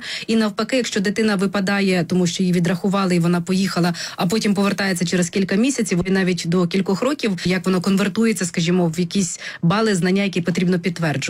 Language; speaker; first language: Ukrainian; native; Ukrainian